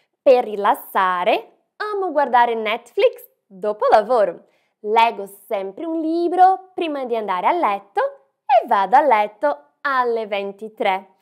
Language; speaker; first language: Italian; non-native, fluent; Portuguese